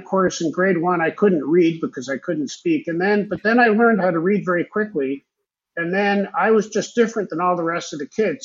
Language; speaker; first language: English; early bilingual, other home language; Hebrew